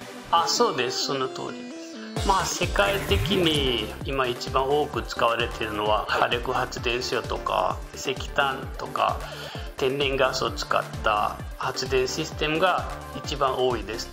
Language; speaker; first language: Japanese; non-native, fluent; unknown